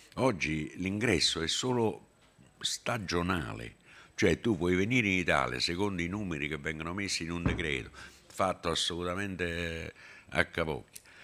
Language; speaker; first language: Italian; native; Italian